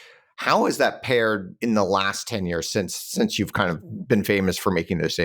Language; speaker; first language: English; native; English